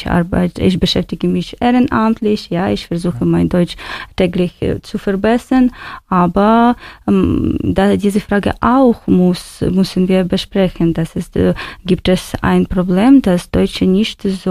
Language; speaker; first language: German; non-native, fluent; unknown